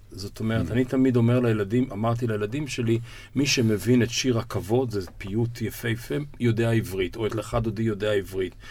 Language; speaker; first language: Hebrew; native; Hebrew